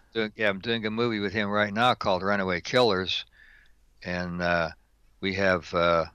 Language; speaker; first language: English; native; English